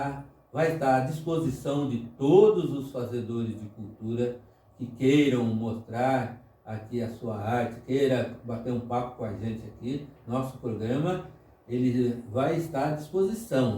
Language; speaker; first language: Portuguese; native; Portuguese